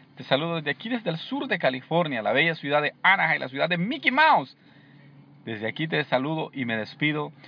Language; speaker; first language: Spanish; native; Spanish